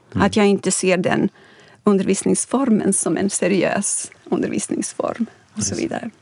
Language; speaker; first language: Swedish; non-native, fluent; Bosnian